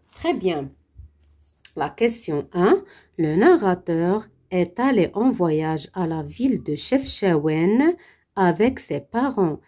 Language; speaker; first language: French; non-native, local second language; Arabic